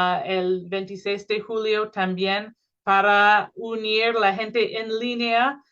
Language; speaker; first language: Spanish; non-native, fluent; English